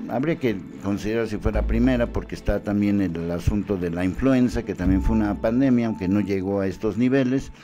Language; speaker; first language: Spanish; native; Spanish